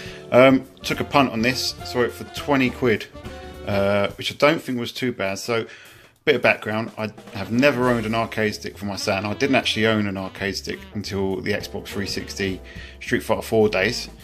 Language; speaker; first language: English; native; English